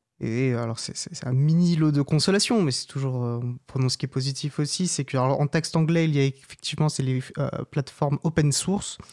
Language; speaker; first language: French; native; French